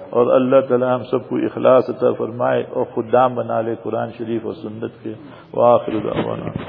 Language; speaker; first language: Urdu; non-native, fluent; Gujarati